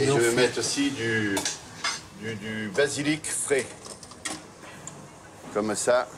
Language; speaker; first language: French; native; French